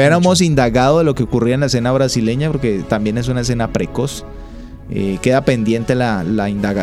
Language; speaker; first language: Spanish; native; Spanish